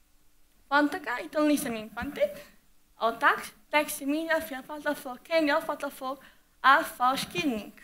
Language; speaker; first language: Icelandic; early bilingual, other home language; Portuguese